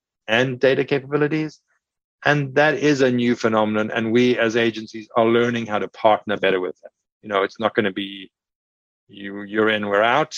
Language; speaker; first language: English; native; English